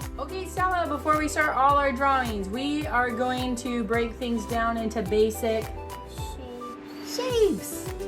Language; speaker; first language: English; native; English